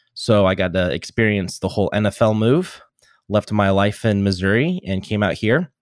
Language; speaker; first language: English; native; English